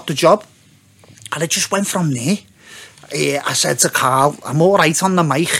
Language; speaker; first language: English; native; English